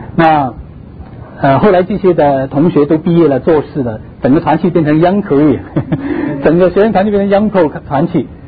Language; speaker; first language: Chinese; non-native, local second language; Cantonese